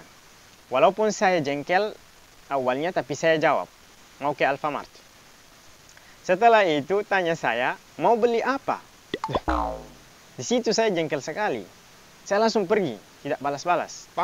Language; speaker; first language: Indonesian; non-native, fluent; Arabic